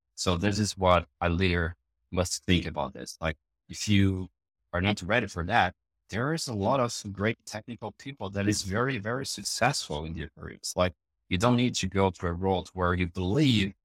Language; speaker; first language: English; non-native, fluent; Portuguese